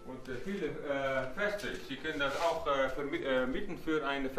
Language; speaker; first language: German; non-native, learner; Dutch